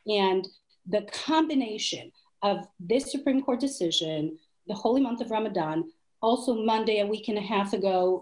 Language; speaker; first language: English; non-native, fluent; Hebrew